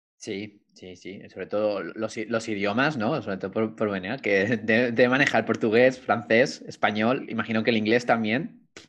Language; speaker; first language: Spanish; native; Spanish